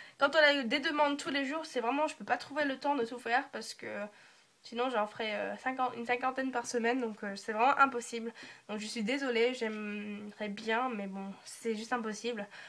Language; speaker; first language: French; early bilingual, other home language; English